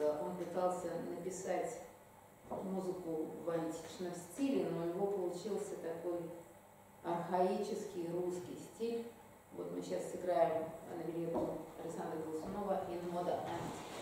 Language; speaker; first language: Russian; native; Russian